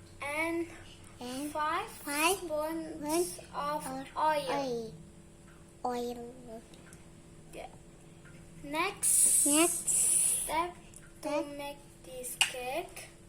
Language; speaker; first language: English; non-native, learner; Indonesian